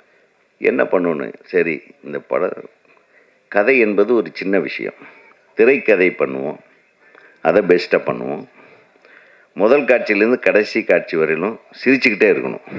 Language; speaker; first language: Tamil; native; Tamil